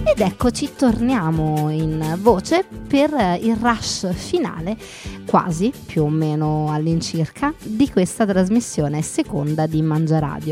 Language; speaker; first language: Italian; native; Italian